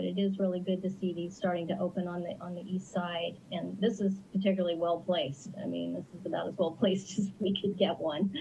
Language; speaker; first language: English; native; English